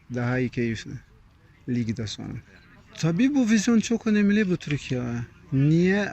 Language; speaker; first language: Turkish; non-native, learner; Portuguese